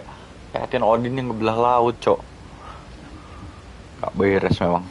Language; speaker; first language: Indonesian; native; Indonesian